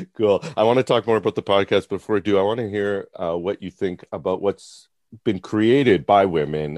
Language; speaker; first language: English; native; English